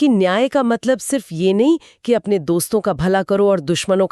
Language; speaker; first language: Hindi; native; Hindi